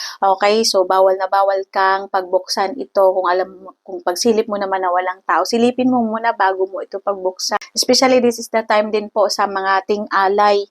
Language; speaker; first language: Filipino; non-native, local second language; Cebuano